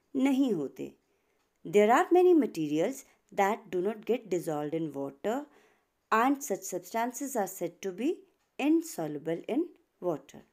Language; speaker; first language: English; non-native, local second language; Hindi